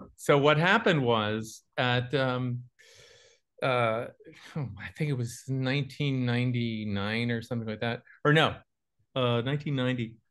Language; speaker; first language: English; native; English